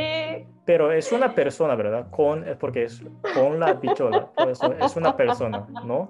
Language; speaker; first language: Spanish; non-native, learner; Japanese